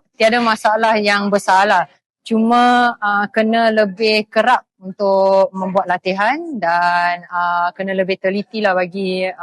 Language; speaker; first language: Malay; non-native, local second language; Chinese